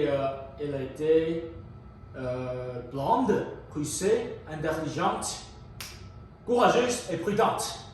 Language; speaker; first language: French; non-native, learner; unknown